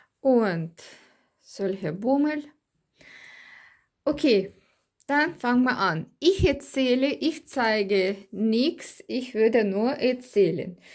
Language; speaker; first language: German; non-native, learner; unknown